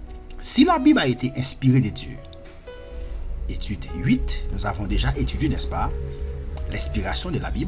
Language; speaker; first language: French; non-native, local second language; Haitian Creole